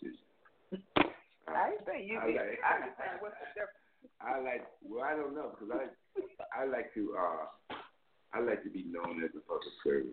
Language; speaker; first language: English; native; English